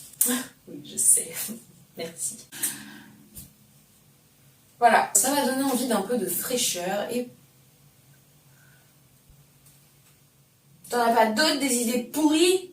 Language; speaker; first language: French; native; French